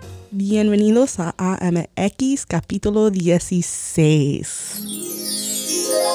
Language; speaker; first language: Spanish; early bilingual, heritage; Spanish